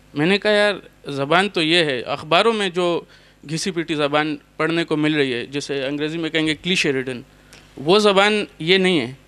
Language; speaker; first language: Urdu; non-native, local second language; Northern Hindko